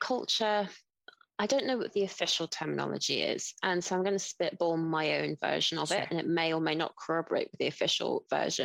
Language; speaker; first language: English; native; English